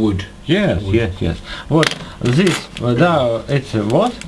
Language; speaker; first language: English; non-native, learner; Russian